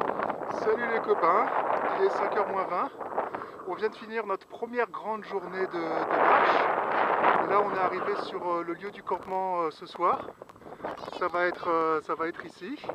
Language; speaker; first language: French; native; French